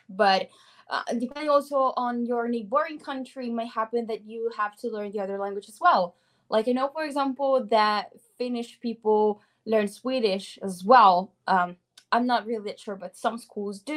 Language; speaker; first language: English; non-native, fluent; Italian